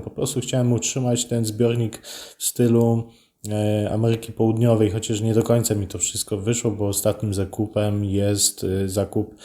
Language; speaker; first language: Polish; native; Polish